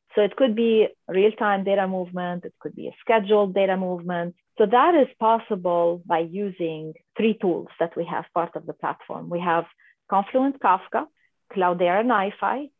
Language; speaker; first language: English; non-native, fluent; Arabic